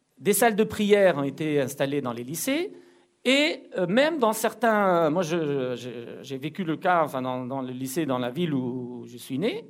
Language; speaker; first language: French; non-native, local second language; Arabic